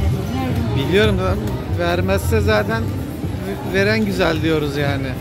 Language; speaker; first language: Turkish; native; Turkish